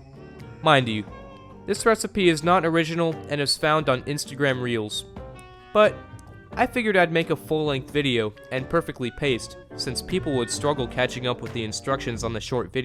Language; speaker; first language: English; native; English